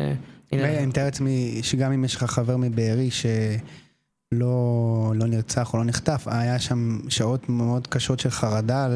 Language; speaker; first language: Hebrew; native; Hebrew